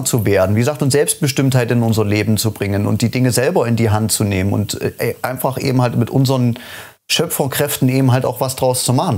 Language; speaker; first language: German; native; German